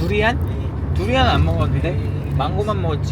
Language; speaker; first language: Korean; native; Korean